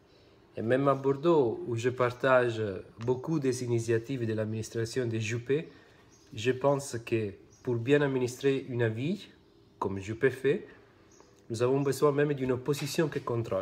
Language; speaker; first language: French; non-native, fluent; Italian